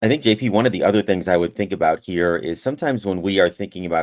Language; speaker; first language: English; native; English